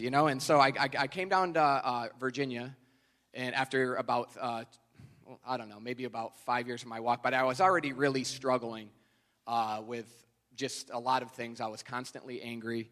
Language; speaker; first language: English; native; English